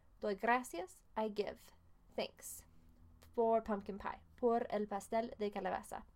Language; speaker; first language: Spanish; non-native, fluent; English